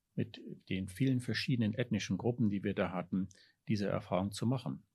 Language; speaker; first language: German; early bilingual, heritage; German